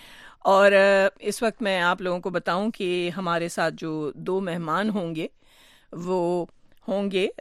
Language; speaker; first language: Urdu; native; Urdu